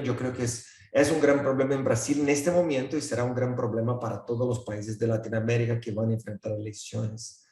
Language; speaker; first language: Spanish; non-native, fluent; Portuguese